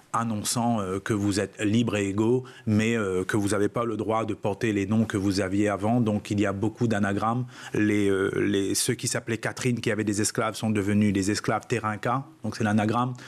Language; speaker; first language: French; non-native, local second language; Réunion Creole French